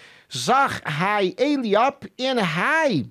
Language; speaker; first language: Dutch; non-native, fluent; Portuguese